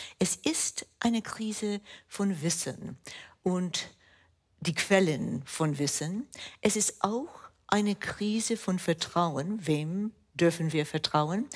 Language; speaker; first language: German; non-native, fluent; English